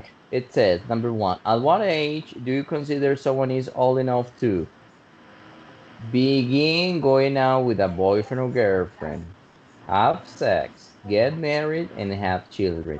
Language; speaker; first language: English; non-native, fluent; Spanish